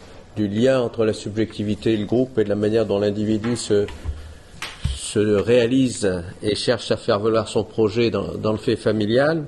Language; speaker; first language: French; native; French